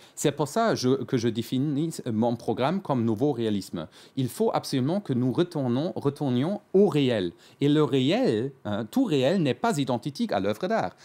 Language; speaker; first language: French; non-native, fluent; German